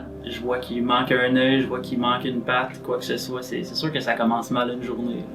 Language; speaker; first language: French; native; French